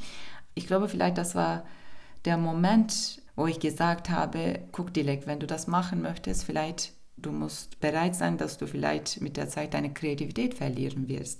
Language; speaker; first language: German; non-native, fluent; Turkish